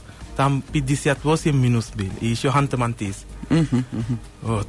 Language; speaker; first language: Russian; non-native, learner; Sinhala